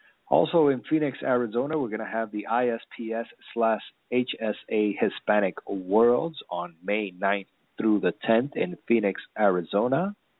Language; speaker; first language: English; early bilingual, other home language; Spanish